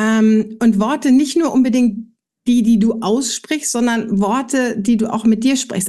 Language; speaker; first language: German; native; German